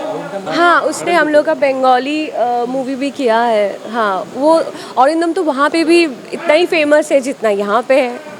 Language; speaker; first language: Hindi; non-native, local second language; Bangla